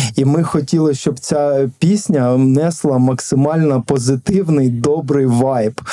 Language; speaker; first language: Ukrainian; non-native, local second language; Russian